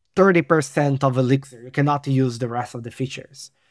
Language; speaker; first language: English; non-native, fluent; Portuguese